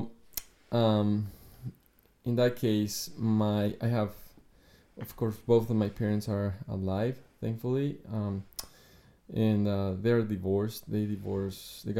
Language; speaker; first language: English; non-native, fluent; Spanish